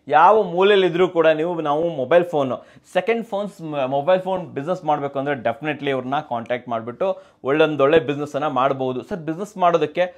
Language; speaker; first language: Kannada; native; Kannada